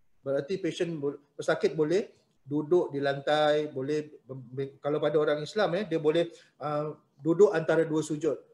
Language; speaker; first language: Malay; native; Malay